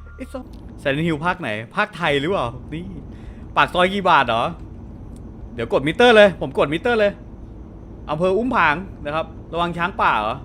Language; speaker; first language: Thai; native; Thai